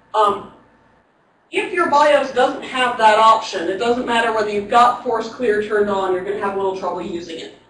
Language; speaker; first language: English; native; English